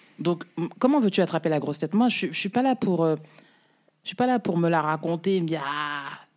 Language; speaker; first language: French; native; French